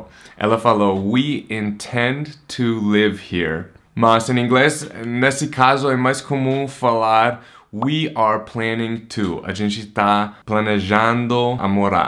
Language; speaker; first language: Portuguese; non-native, fluent; English